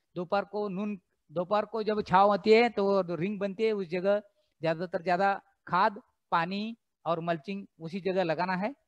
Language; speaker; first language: Hindi; non-native, local second language; Marathi